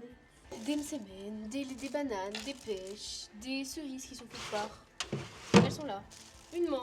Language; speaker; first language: French; native; French